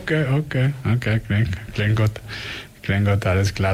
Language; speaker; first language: German; non-native, learner; Spanish